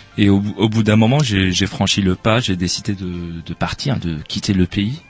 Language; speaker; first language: French; non-native, local second language; Arabic